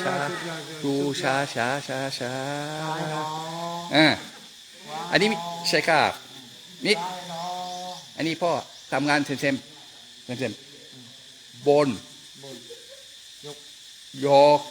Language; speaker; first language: Thai; non-native, learner; French